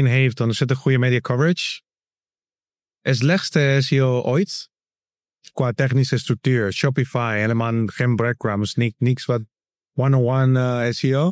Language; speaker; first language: Dutch; non-native, learner; Spanish